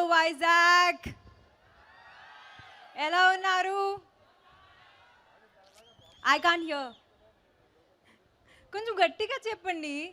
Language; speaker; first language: Telugu; non-native, fluent; Hindi